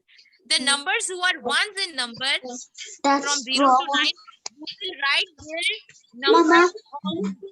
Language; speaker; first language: English; non-native, fluent; Urdu